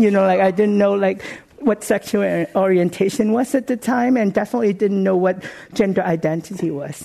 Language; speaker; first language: English; non-native, local second language; Cantonese